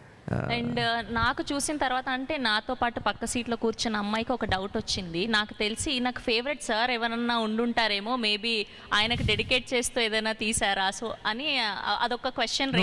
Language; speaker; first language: Telugu; native; Telugu